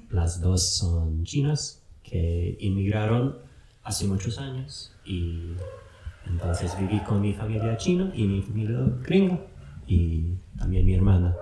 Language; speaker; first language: Spanish; non-native, fluent; English